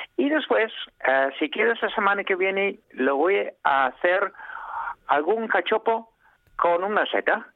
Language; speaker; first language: Spanish; non-native, fluent; English